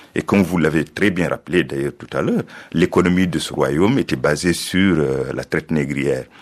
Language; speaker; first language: French; non-native, local second language; Fula